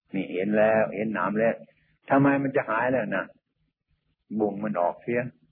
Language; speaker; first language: Thai; native; Thai